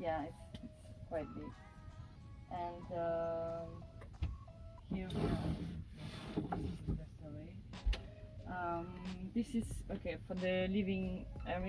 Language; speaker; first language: English; non-native, learner; French